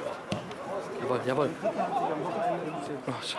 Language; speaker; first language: German; native; German